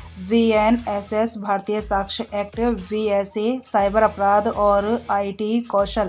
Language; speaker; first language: Hindi; native; Hindi